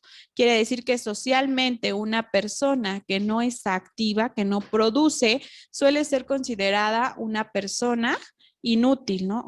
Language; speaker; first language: Spanish; native; Spanish